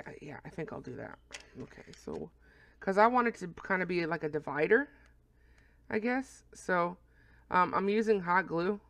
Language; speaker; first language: English; native; English